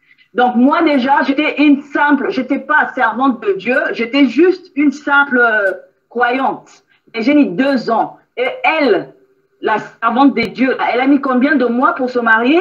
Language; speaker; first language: French; non-native, local second language; Lingala